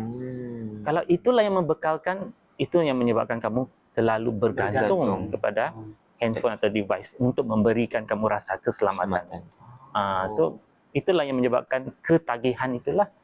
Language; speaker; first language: Malay; native; Malay